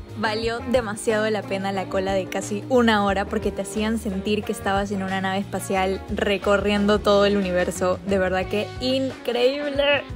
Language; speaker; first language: Spanish; native; Spanish